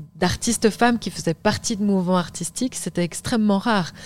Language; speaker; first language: French; native; French